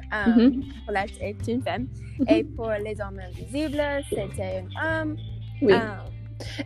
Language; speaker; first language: French; non-native, learner; English